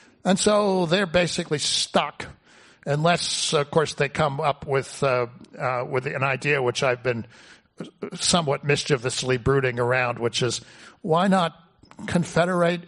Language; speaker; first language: English; native; English